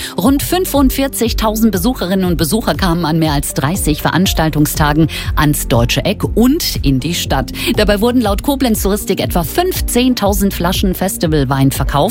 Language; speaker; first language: German; native; German